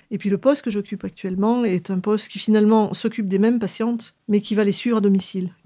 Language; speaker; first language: French; native; French